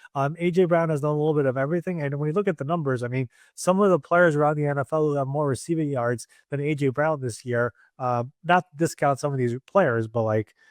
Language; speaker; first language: English; native; English